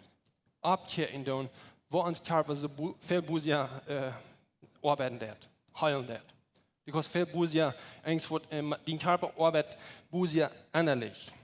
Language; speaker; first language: German; non-native, learner; Plautdietsch